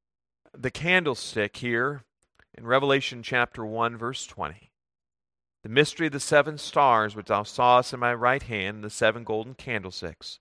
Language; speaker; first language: English; native; English